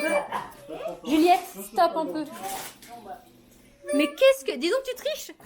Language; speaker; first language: French; native; French